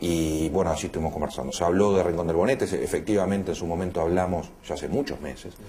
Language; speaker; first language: Spanish; native; Spanish